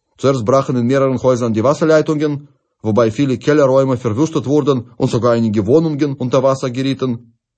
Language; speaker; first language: German; non-native, fluent; Russian